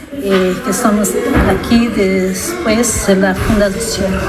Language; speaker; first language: Spanish; non-native, learner; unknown